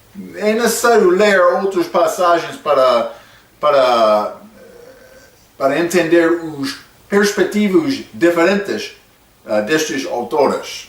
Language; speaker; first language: Portuguese; non-native, fluent; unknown